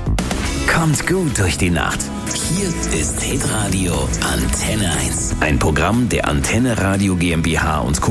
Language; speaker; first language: German; native; German